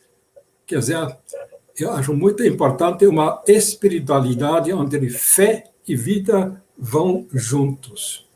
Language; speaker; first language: Portuguese; non-native, fluent; German